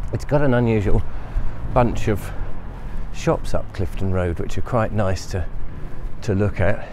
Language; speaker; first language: English; native; English